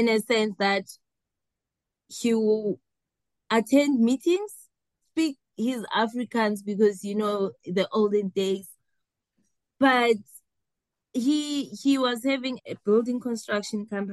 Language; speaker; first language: English; non-native, local second language; South Ndebele